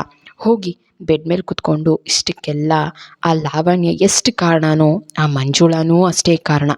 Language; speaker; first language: Kannada; native; Kannada